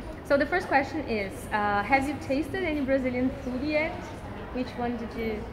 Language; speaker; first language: English; non-native, fluent; Portuguese